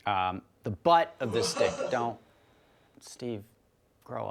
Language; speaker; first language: English; native; English